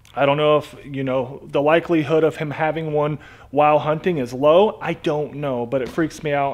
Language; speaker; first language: English; native; English